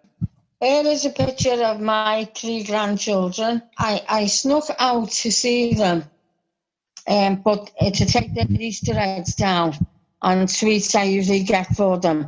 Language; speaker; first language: English; native; English